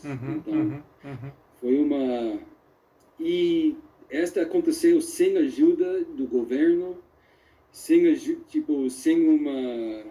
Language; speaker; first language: Portuguese; non-native, fluent; English